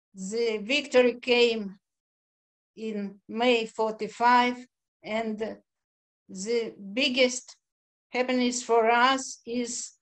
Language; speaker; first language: English; non-native, fluent; Russian